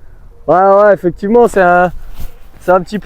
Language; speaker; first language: French; native; French